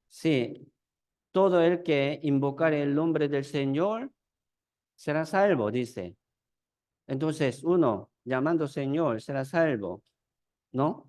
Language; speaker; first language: Spanish; non-native, fluent; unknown